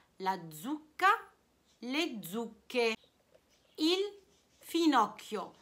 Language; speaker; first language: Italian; non-native, fluent; Arabic